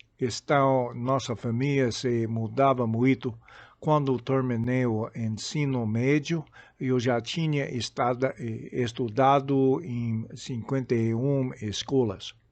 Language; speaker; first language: Portuguese; non-native, fluent; English